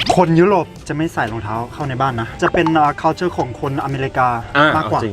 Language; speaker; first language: Thai; non-native, fluent; German